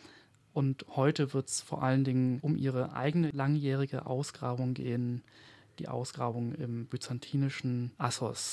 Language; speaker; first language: German; native; German